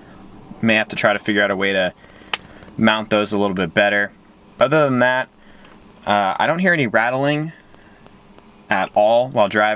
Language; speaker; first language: English; native; English